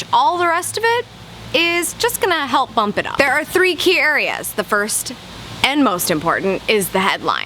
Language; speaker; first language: English; native; English